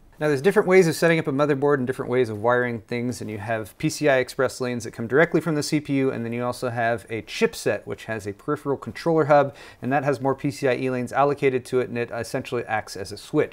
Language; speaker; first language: English; native; English